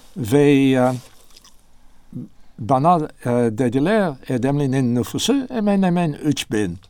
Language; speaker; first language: Turkish; non-native, learner; English